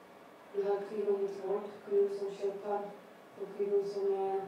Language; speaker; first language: Swedish; non-native, learner; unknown